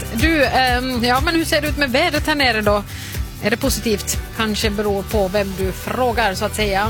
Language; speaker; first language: Swedish; native; Swedish